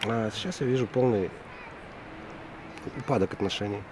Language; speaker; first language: Russian; native; Russian